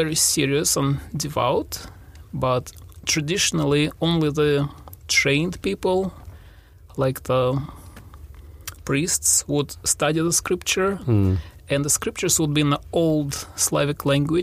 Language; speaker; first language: English; non-native, fluent; Russian